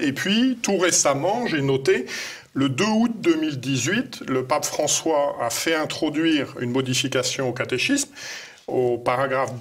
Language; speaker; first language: French; native; French